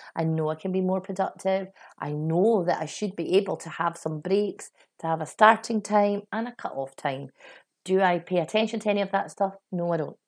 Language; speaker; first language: English; native; English